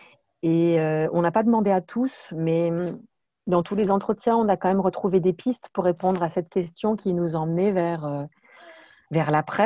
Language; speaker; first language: French; native; French